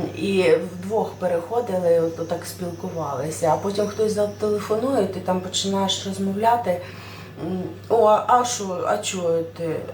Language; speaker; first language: Ukrainian; non-native, local second language; Russian